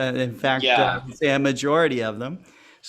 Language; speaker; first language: English; native; English